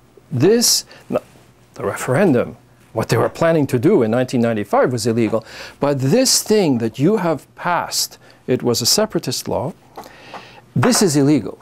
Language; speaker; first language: English; native; English